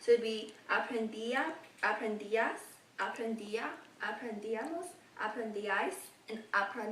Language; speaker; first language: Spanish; non-native, learner; English